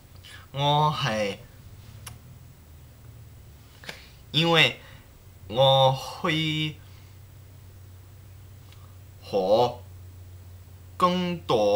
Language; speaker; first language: Chinese; non-native, learner; English